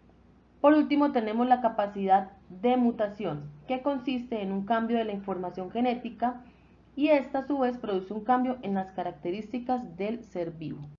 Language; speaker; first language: Spanish; native; Spanish